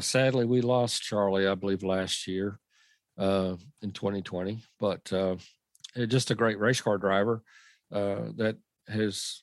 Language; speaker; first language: English; native; English